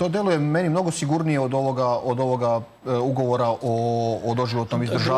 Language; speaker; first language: Serbian; native; Serbian